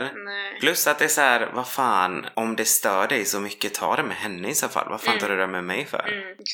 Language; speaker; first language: Swedish; native; Swedish